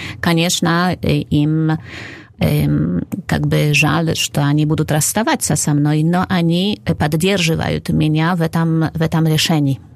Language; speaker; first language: Russian; non-native, fluent; Polish